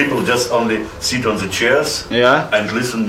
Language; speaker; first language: English; non-native, learner; Russian